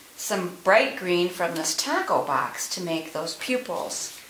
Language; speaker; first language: English; native; English